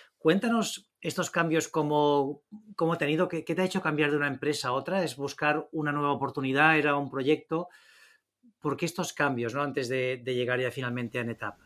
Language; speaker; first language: Spanish; native; Spanish